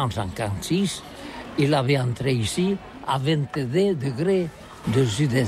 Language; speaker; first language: French; non-native, learner; Catalan